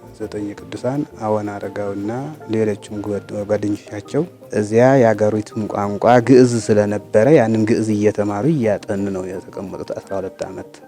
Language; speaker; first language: Amharic; non-native, local second language; Tigrinya